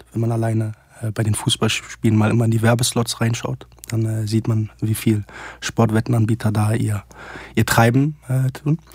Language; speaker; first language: German; early bilingual, other home language; Arabic